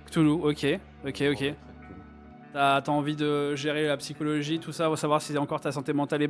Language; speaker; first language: French; native; French